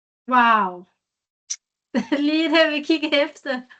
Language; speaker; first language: Danish; non-native, learner; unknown